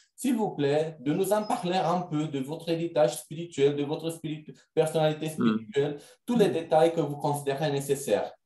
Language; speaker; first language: French; non-native, fluent; Romanian